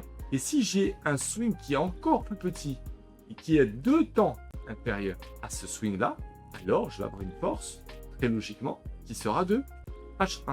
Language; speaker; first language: French; native; French